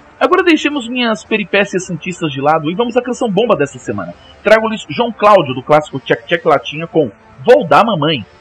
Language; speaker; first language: Portuguese; native; Portuguese